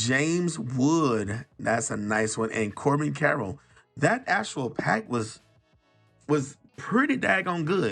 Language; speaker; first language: English; native; English